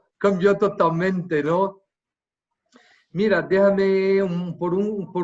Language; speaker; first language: Spanish; non-native, fluent; Portuguese